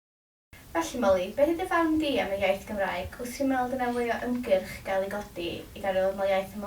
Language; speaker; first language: Welsh; native; Welsh